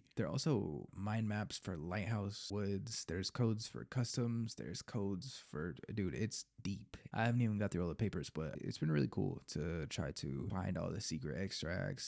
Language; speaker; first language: English; native; English